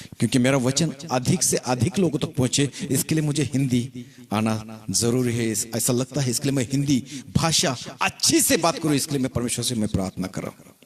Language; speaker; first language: Hindi; non-native, local second language; Marathi